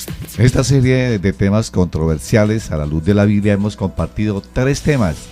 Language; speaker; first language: Spanish; native; Spanish